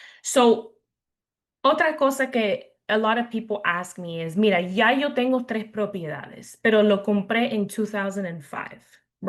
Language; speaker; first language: Spanish; early bilingual, heritage; English